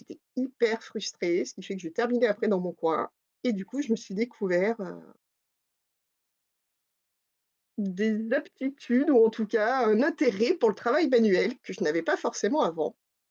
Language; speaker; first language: French; native; French